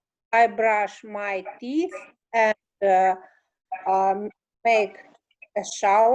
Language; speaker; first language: English; non-native, learner; Russian